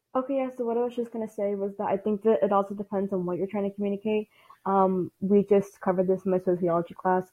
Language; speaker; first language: English; early bilingual, other home language; Tamil